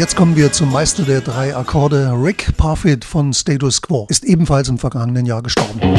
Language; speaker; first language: German; native; German